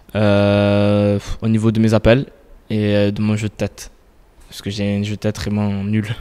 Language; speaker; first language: French; native; French